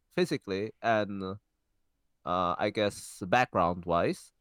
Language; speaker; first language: English; early bilingual, heritage; Czech